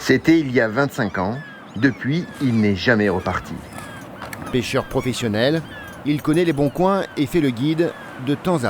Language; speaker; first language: French; native; French